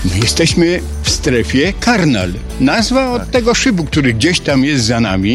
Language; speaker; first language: Polish; native; Polish